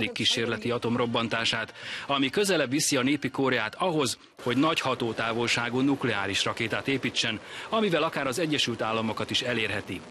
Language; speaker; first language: Hungarian; native; Hungarian